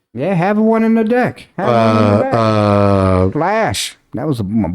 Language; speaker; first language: English; native; English